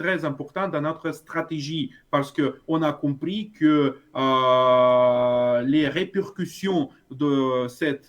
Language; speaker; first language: French; non-native, fluent; Russian